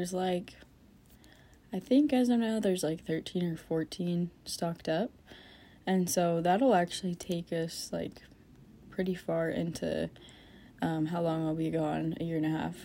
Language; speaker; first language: English; native; English